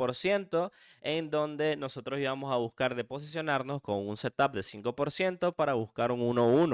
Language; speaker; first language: Spanish; native; Spanish